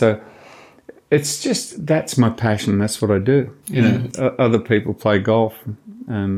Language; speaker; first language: English; native; English